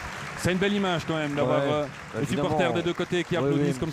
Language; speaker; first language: French; native; French